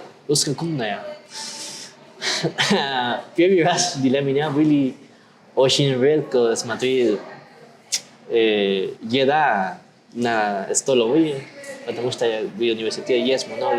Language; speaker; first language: Russian; non-native, learner; Spanish